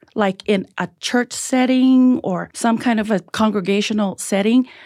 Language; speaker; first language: English; early bilingual, other home language; Tongan